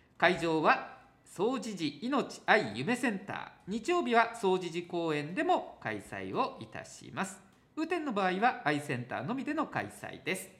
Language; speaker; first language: Japanese; native; Japanese